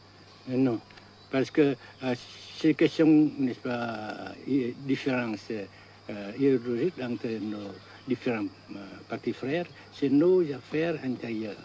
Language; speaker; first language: French; non-native, local second language; Vietnamese